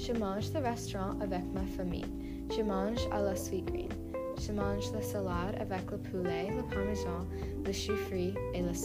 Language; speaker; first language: French; non-native, learner; English